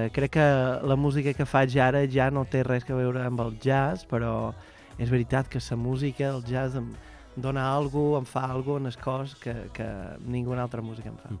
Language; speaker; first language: Catalan; non-native, fluent; Portuguese